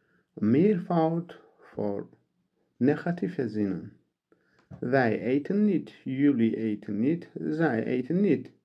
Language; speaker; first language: Dutch; non-native, learner; Turkish